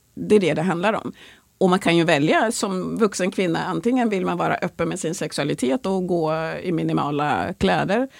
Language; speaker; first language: Swedish; early bilingual, other home language; Swahili